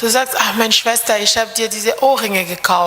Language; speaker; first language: German; non-native, fluent; French